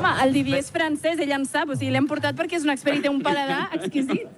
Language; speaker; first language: Catalan; native; Catalan